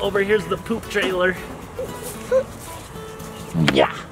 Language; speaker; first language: English; native; English